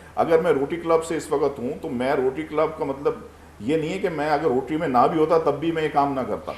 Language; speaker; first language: Urdu; native; Urdu